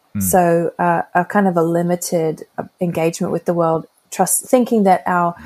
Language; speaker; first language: English; native; English